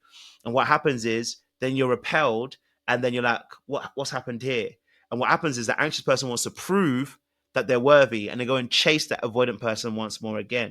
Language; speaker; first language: English; native; English